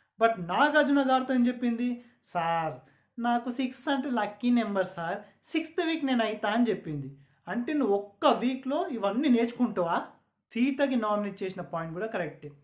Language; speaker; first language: Telugu; non-native, local second language; Urdu